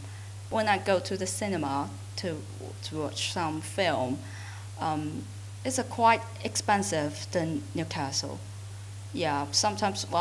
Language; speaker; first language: English; non-native, fluent; Chinese